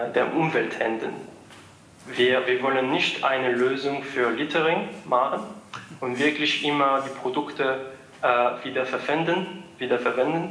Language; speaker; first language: German; non-native, fluent; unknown